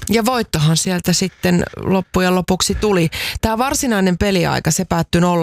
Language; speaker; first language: Finnish; native; Finnish